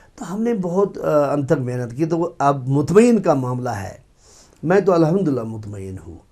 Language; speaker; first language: Urdu; non-native, local second language; Kashmiri